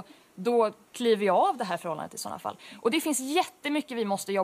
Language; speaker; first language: Swedish; native; Swedish